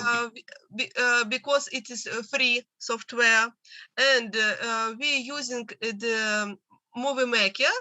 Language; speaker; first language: English; non-native, learner; Russian